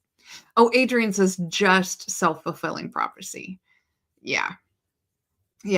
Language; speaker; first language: English; native; English